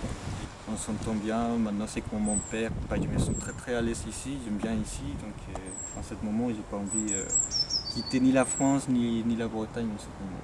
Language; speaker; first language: French; non-native, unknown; Spanish